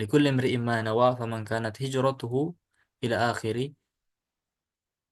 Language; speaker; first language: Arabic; non-native, fluent; Indonesian